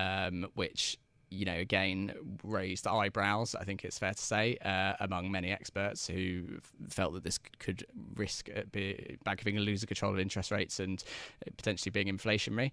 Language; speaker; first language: English; native; English